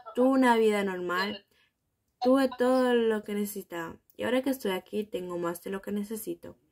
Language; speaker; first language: German; early bilingual, other home language; Spanish